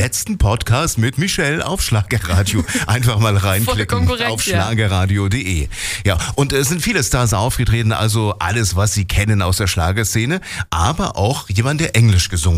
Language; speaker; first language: German; native; German